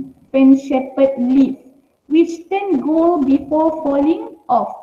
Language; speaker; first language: English; non-native, local second language; Malay